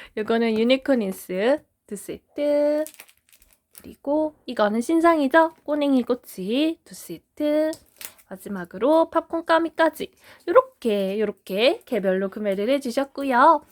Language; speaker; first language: Korean; native; Korean